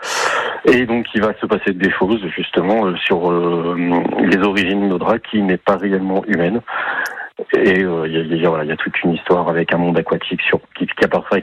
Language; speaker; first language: French; native; French